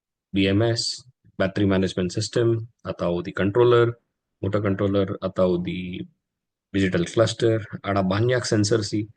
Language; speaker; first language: Indonesian; non-native, learner; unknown